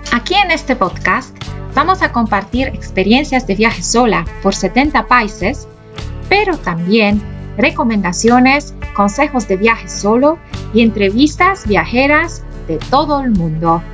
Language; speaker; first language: Spanish; non-native, fluent; Polish